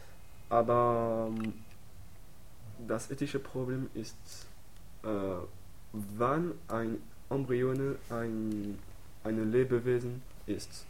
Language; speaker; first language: German; non-native, learner; French